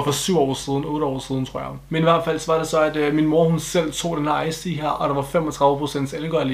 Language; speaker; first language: Danish; early bilingual, other home language; Turkish